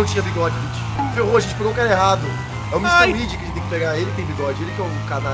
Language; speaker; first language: Portuguese; native; Portuguese